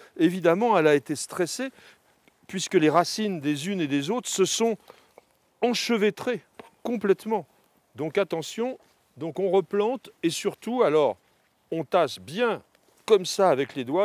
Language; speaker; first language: French; native; French